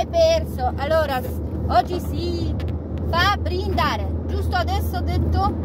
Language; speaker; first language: Italian; non-native, learner; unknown